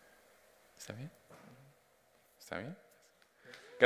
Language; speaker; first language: Spanish; non-native, fluent; English